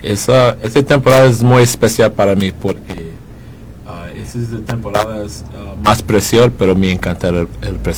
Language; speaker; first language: Spanish; non-native, learner; English